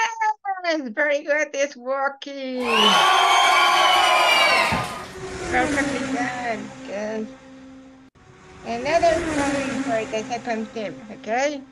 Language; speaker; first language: English; non-native, fluent; Spanish